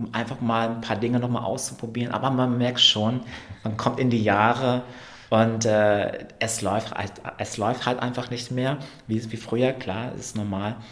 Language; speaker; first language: German; early bilingual, other home language; Vietnamese